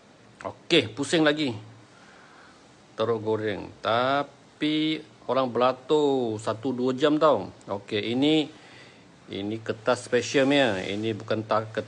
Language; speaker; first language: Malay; non-native, local second language; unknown